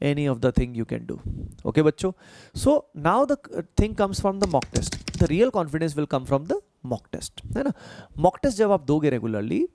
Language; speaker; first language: Hindi; native; Hindi